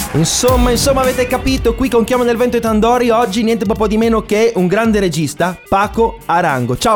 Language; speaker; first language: Italian; native; Italian